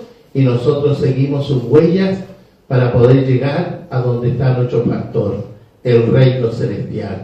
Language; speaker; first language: Spanish; native; Spanish